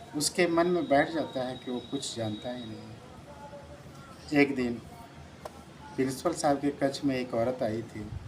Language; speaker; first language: Hindi; native; Hindi